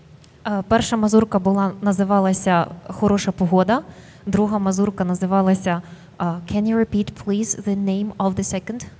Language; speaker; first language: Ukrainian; native; Ukrainian